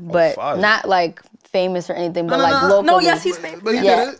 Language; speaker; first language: English; native; English